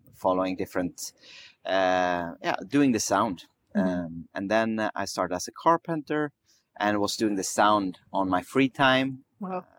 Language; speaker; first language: English; early bilingual, other home language; Swedish